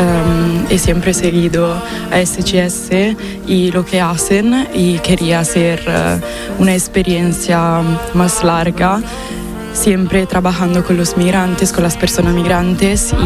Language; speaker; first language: Spanish; non-native, fluent; Italian